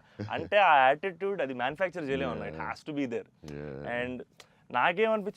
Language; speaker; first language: Telugu; native; Telugu